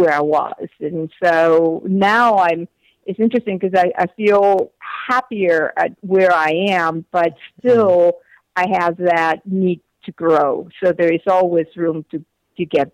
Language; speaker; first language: English; non-native, fluent; Spanish